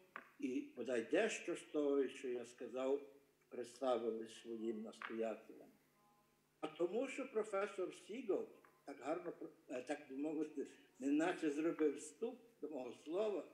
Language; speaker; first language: Ukrainian; early bilingual, heritage; Ukrainian